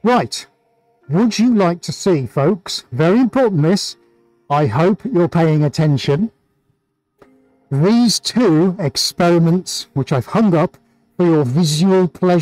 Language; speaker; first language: English; native; English